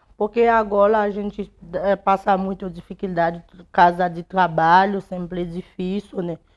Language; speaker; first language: Portuguese; non-native, learner; Haitian Creole